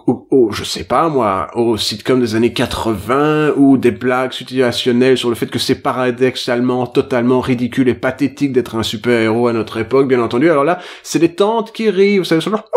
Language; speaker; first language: French; native; French